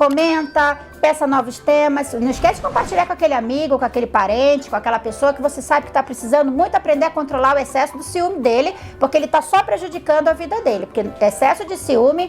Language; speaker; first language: Portuguese; native; Portuguese